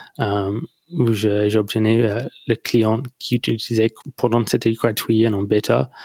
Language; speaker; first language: French; non-native, learner; English